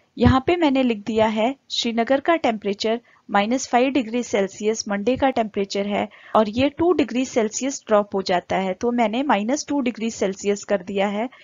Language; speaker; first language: Hindi; native; Hindi